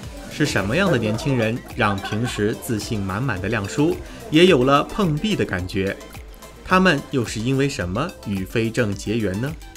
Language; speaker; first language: Chinese; native; Chinese